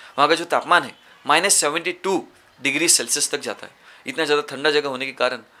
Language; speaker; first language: Hindi; native; Hindi